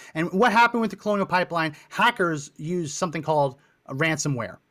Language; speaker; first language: English; native; English